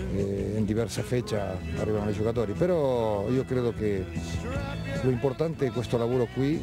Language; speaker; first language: Italian; non-native, fluent; Spanish